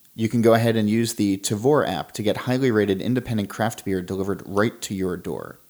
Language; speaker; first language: English; native; English